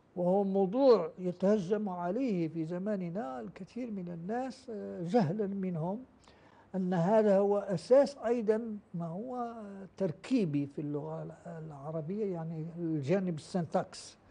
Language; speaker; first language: Arabic; native; Arabic